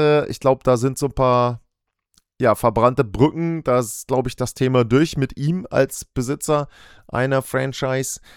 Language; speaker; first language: German; native; German